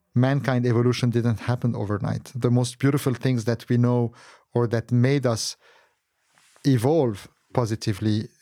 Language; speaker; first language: English; non-native, fluent; Arabic